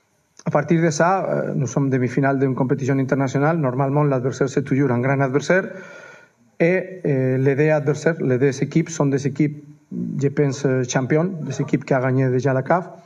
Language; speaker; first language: French; non-native, fluent; Spanish